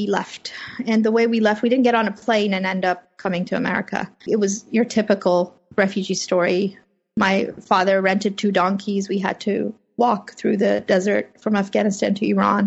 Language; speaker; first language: English; early bilingual, other home language; Persian